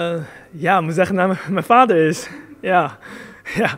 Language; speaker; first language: Dutch; early bilingual, other home language; Chinese